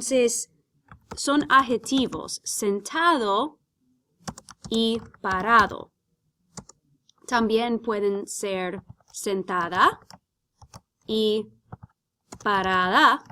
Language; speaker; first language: Spanish; non-native, fluent; English